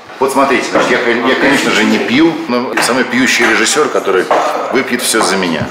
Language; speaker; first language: Russian; native; Russian